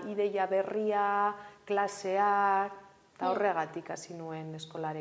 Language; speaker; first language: Basque; non-native, local second language; Spanish